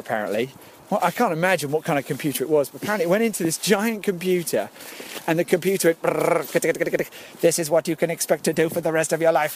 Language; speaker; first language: English; native; English